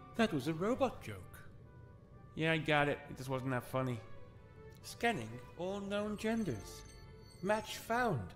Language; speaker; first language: English; native; English